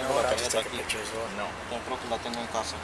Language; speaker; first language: Spanish; native; Spanish